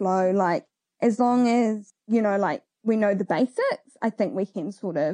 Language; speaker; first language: English; native; English